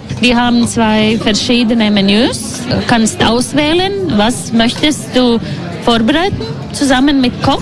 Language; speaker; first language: German; non-native, learner; Latvian